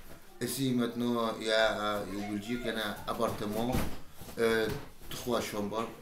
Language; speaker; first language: French; non-native, learner; Arabic